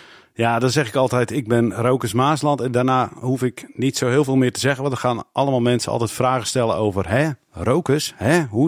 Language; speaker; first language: Dutch; native; Dutch